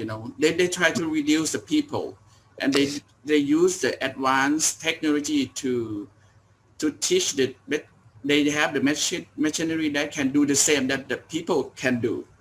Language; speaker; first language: English; non-native, learner; Thai